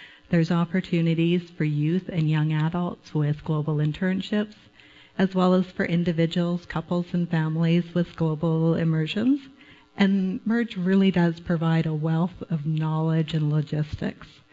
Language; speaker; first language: English; native; English